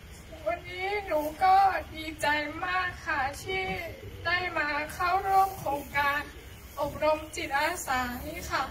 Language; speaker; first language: Thai; non-native, local second language; Hmong